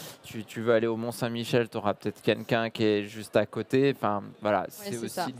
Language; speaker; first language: French; native; French